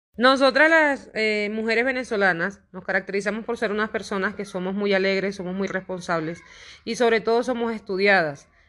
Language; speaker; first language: Spanish; native; Spanish